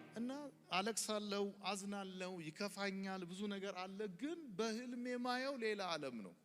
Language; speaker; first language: Amharic; non-native, local second language; Oromo